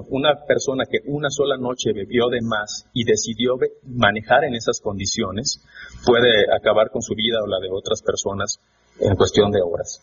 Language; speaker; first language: Spanish; native; Spanish